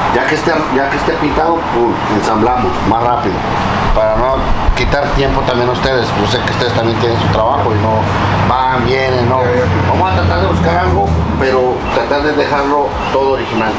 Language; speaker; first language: Spanish; native; Spanish